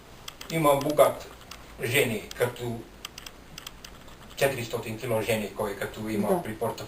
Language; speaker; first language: Bulgarian; non-native, learner; Finnish